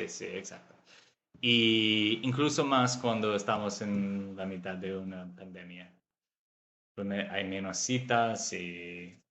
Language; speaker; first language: Spanish; non-native, fluent; English